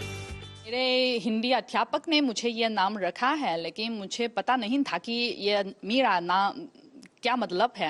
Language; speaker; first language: Hindi; non-native, learner; Chinese